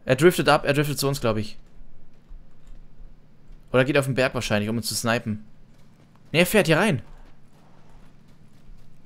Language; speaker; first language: German; native; German